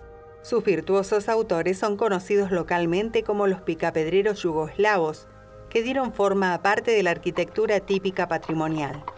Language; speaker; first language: Spanish; native; Spanish